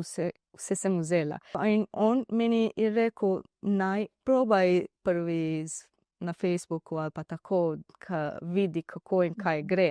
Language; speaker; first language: Slovenian; non-native, learner; Divehi